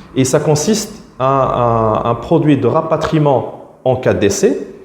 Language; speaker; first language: French; non-native, local second language; Arabic